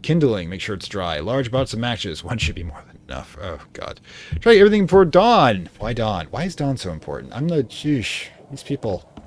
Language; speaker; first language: English; native; English